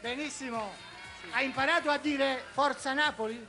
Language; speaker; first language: Italian; native; Italian